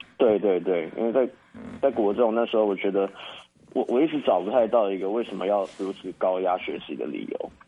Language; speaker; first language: Chinese; native; Chinese